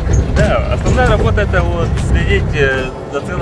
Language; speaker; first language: Russian; native; Russian